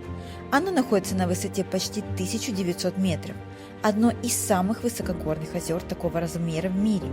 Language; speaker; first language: Russian; native; Russian